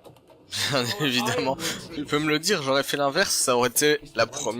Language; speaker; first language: French; native; French